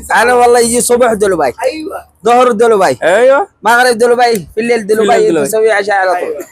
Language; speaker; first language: Arabic; non-native, learner; Bangla